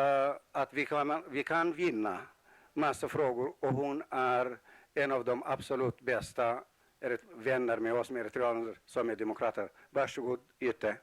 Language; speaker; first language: Swedish; non-native, fluent; Tigrinya